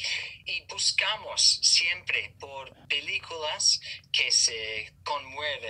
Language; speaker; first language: Spanish; non-native, fluent; English